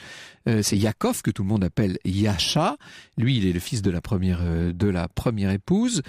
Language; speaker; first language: French; native; French